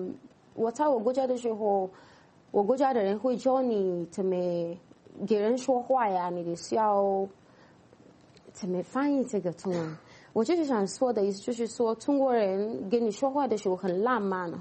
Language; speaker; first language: Chinese; non-native, fluent; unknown